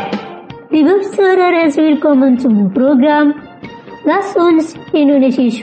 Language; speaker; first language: German; non-native, fluent; Indonesian